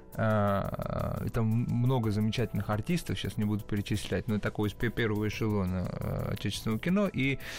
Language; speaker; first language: Russian; early bilingual, other home language; Georgian